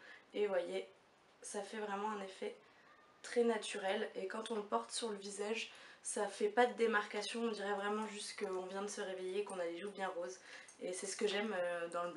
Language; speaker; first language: French; native; French